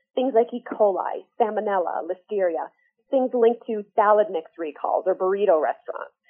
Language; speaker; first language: English; native; English